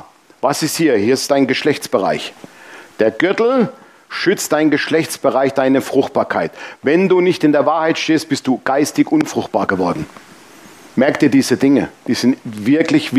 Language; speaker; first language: German; native; German